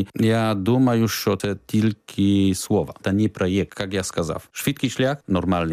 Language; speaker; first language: Ukrainian; non-native, learner; Polish